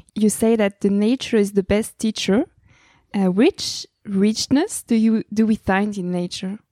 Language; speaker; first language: English; non-native, fluent; French